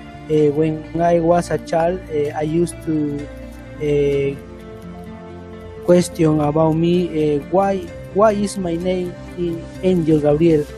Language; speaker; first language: English; non-native, learner; Spanish